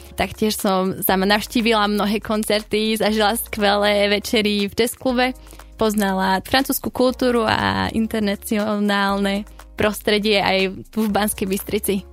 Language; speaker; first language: Slovak; native; Slovak